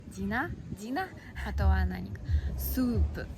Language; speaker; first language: Japanese; non-native, learner; Russian